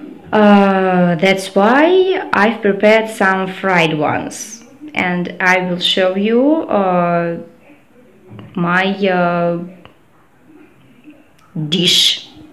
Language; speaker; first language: English; non-native, fluent; Russian